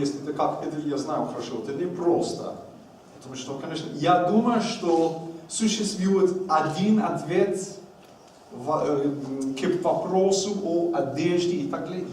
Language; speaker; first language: Russian; non-native, learner; English